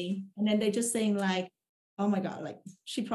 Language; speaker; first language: English; non-native, fluent; Vietnamese